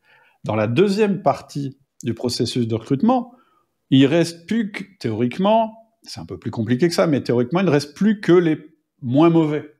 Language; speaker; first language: French; native; French